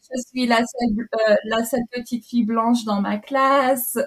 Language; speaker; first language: French; native; French